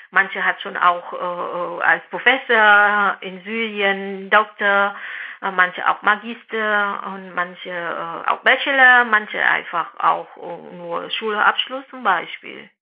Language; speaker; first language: German; non-native, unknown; Vietnamese